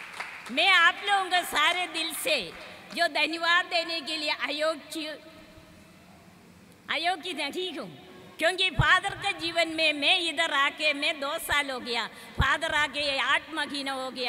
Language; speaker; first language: Hindi; non-native, local second language; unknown